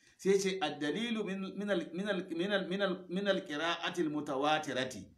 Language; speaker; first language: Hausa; non-native, local second language; Fula